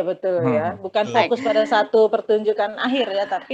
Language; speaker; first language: Indonesian; native; Indonesian